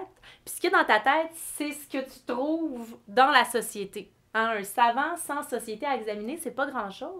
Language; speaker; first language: French; native; French